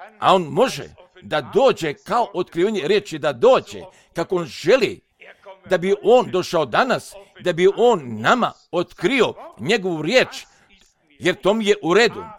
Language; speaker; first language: Serbian; native; Serbian